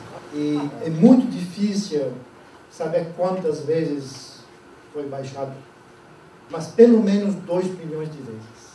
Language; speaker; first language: Portuguese; non-native, fluent; French